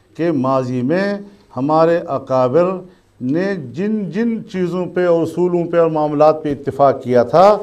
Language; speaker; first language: Urdu; non-native, local second language; Pashto